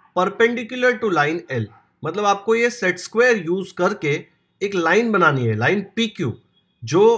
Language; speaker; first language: Hindi; non-native, local second language; Marathi